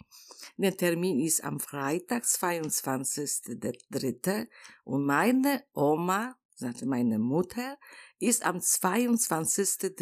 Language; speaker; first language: German; non-native, learner; Polish